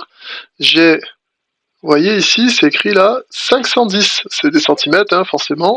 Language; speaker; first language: French; native; French